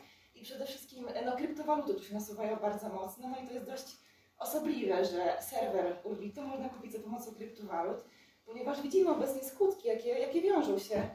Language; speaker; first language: Polish; native; Polish